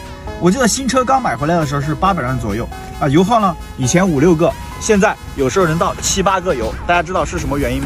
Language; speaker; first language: Chinese; native; Chinese